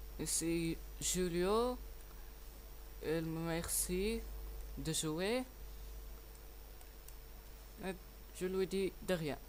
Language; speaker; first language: French; non-native, learner; English